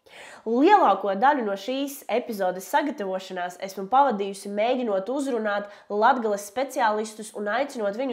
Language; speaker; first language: Latvian; native; Latvian